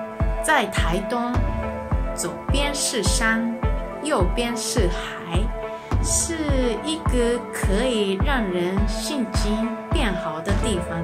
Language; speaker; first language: Chinese; non-native, learner; Japanese